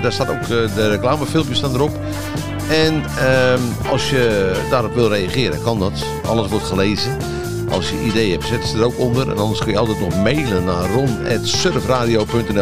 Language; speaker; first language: Dutch; native; Dutch